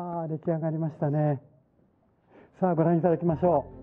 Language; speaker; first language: Japanese; native; Japanese